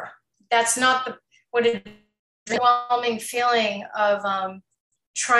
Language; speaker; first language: English; native; English